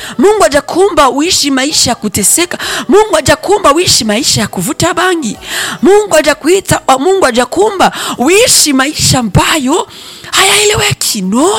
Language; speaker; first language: Swahili; non-native, local second language; Rundi